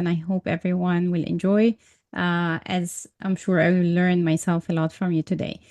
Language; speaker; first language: English; non-native, fluent; Arabic